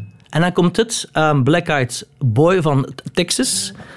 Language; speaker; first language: Dutch; native; Dutch